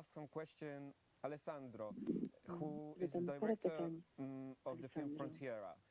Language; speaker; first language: English; non-native, learner; Polish